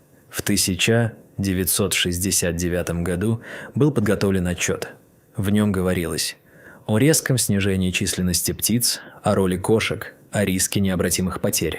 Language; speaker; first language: Russian; native; Russian